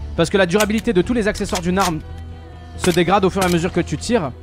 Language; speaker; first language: French; non-native, local second language; Arabic